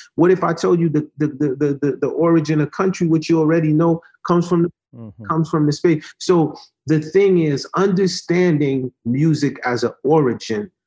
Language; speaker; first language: English; early bilingual, other home language; Haitian Creole